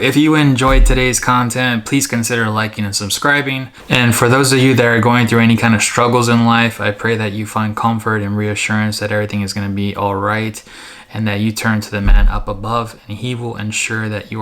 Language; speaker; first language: English; native; English